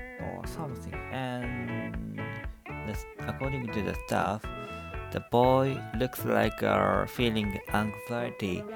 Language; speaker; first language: English; non-native, learner; Japanese